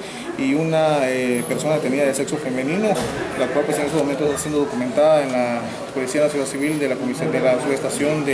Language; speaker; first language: Spanish; native; Spanish